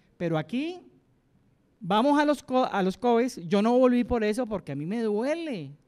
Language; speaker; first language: Spanish; native; Spanish